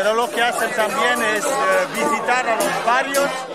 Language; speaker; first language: Spanish; non-native, fluent; Dutch